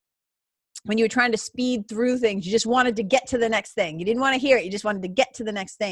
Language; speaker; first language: English; native; English